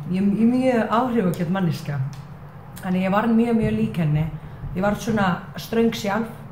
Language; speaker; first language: Icelandic; non-native, fluent; Estonian